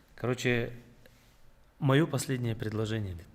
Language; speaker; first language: Russian; non-native, local second language; Kazakh